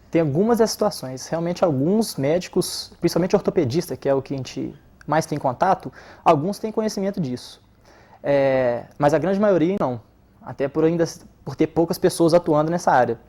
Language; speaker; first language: Portuguese; native; Portuguese